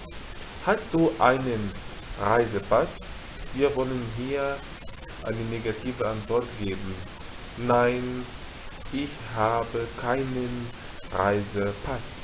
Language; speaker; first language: German; non-native, fluent; Arabic